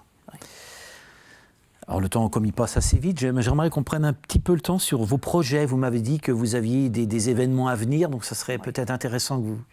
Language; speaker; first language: French; native; French